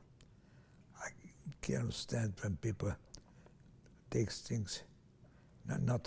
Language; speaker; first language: English; non-native, fluent; Romanian